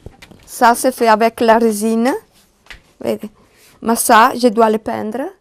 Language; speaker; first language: French; non-native, learner; Italian